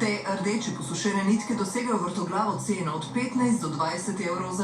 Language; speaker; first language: Slovenian; native; Slovenian